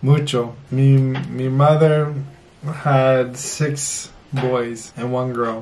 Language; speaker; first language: English; native; English